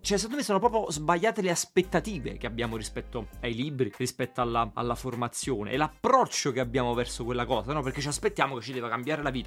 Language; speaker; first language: Italian; native; Italian